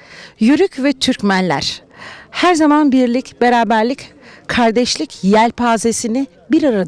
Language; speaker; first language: Turkish; native; Turkish